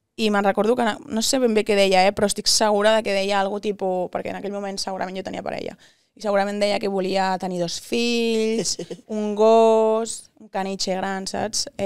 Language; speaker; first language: Catalan; non-native, local second language; Spanish